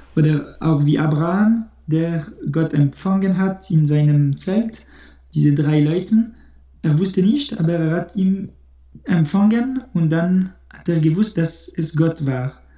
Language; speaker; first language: German; non-native, fluent; French